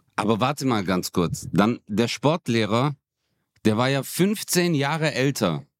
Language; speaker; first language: German; early bilingual, other home language; Turkish